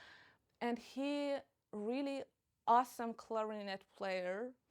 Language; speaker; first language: English; non-native, fluent; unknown